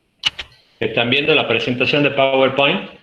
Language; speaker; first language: Spanish; native; Spanish